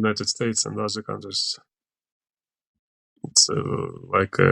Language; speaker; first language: English; non-native, learner; Ukrainian